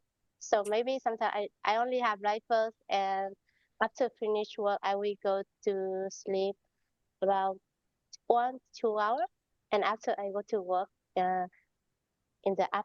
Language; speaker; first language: English; non-native, learner; Vietnamese